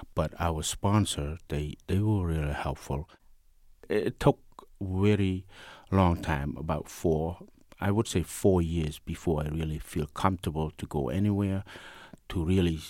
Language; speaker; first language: English; non-native, learner; Khmer